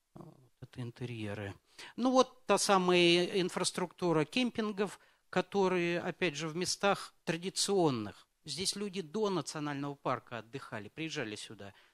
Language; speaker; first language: Russian; native; Russian